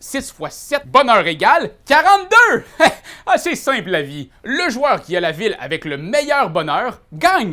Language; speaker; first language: French; native; French